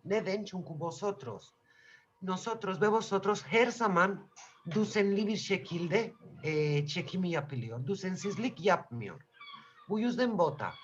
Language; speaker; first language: Turkish; non-native, fluent; Spanish